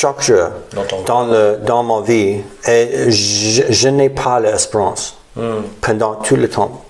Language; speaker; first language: French; non-native, learner; English